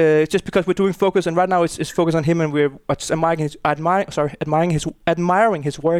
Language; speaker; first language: English; non-native, fluent; Danish